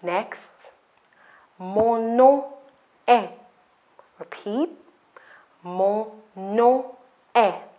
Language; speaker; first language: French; non-native, fluent; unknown